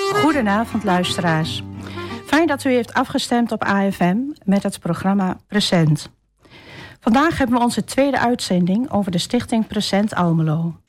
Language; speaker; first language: Dutch; native; Dutch